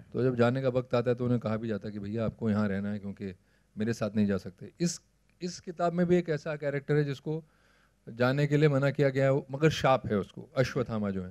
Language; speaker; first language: Hindi; native; Hindi